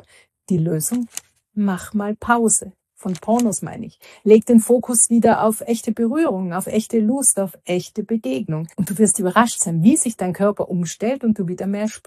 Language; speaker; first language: German; native; German